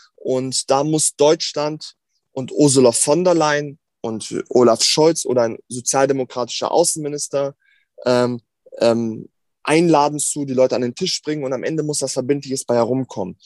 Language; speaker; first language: German; native; German